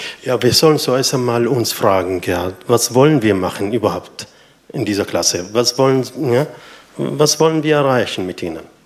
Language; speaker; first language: German; non-native, fluent; Arabic